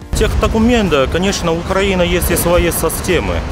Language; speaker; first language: Ukrainian; non-native, learner; Chinese